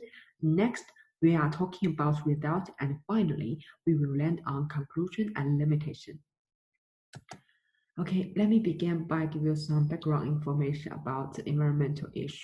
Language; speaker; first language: English; non-native, fluent; Chinese